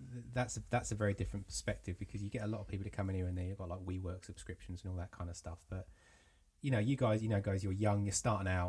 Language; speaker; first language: English; native; English